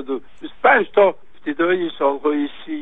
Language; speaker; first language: Persian; native; Persian